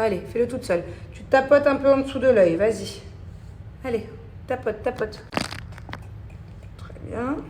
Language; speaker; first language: French; native; French